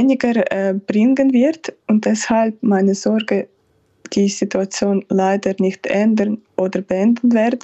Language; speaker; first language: German; non-native, fluent; Ukrainian